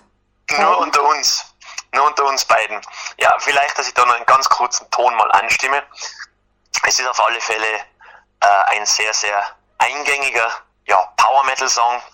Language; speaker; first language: German; native; German